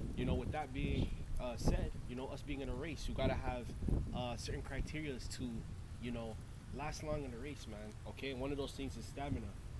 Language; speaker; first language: English; native; English